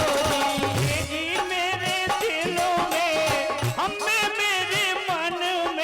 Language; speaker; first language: Hindi; native; Hindi